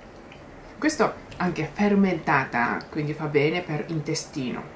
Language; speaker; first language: Italian; non-native, learner; Japanese